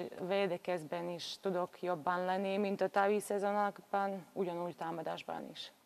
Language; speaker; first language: Hungarian; non-native, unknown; Serbian